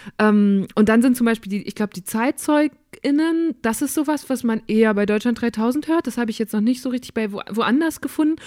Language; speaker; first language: German; native; German